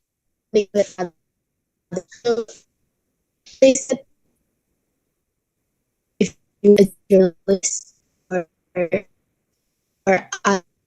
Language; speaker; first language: English; non-native, learner; Indonesian